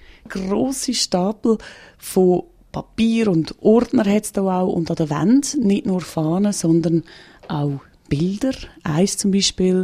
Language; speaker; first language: German; native; German